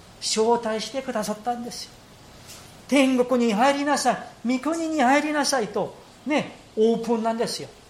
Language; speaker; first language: Japanese; non-native, fluent; Korean